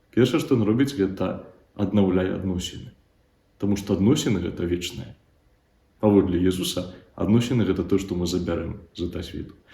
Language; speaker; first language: Belarusian; native; Belarusian